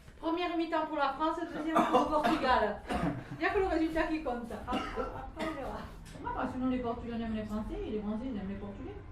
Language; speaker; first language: French; non-native, fluent; Portuguese